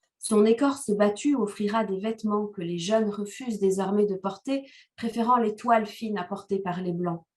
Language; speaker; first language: French; non-native, local second language; Kinyarwanda